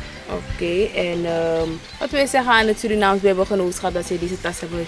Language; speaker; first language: Dutch; native; Dutch